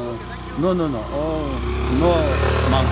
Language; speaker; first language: English; non-native, learner; Tibetan